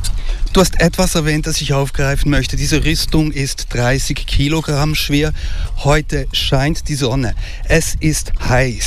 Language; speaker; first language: German; native; German